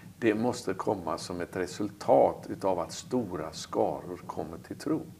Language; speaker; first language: Swedish; native; Swedish